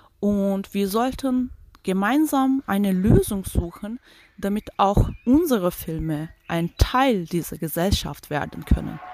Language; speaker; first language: German; non-native, fluent; Turkish